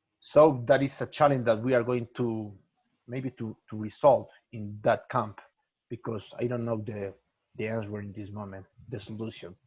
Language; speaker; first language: English; non-native, learner; Spanish